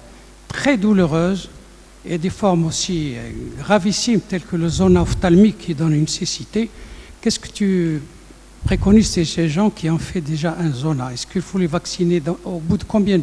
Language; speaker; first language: French; non-native, local second language; Arabic